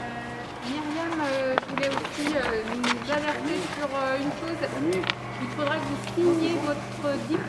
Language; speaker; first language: French; native; French